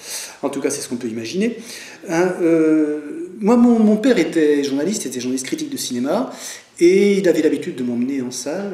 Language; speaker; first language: French; native; French